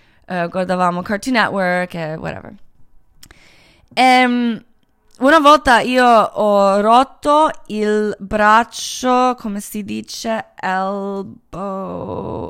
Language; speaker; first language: Italian; non-native, fluent; Croatian